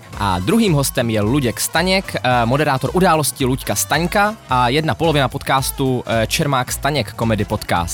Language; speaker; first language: Czech; native; Czech